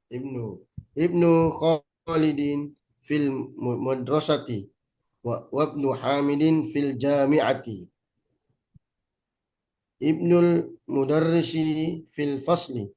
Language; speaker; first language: Arabic; non-native, learner; Indonesian